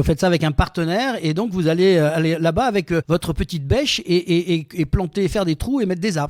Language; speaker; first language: French; native; French